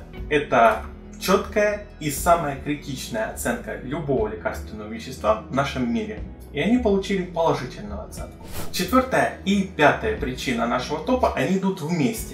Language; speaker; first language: Russian; native; Russian